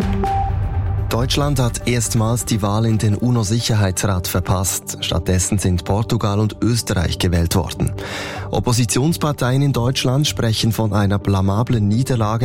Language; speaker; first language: German; native; German